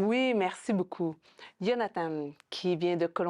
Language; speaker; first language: French; native; French